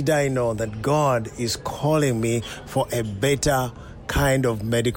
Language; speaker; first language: English; non-native, local second language; Ganda